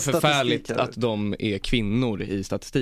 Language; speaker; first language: Swedish; native; Swedish